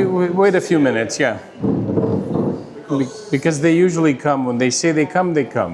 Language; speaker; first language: English; non-native, fluent; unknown